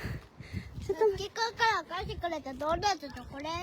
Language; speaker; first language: Japanese; native; Japanese